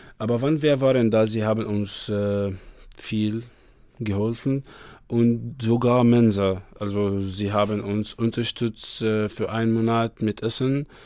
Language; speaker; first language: German; non-native, learner; Arabic